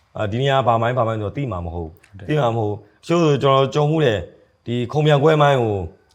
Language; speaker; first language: Burmese; native; Burmese